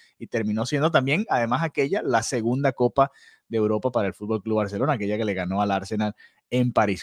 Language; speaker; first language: Spanish; native; Spanish